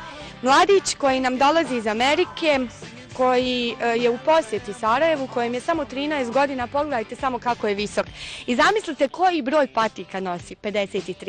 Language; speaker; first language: Bosnian; native; Bosnian